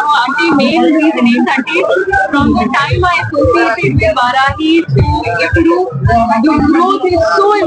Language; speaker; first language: Telugu; non-native, local second language; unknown